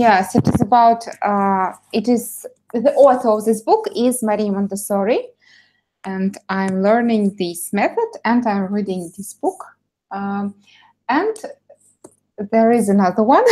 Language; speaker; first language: English; non-native, learner; Russian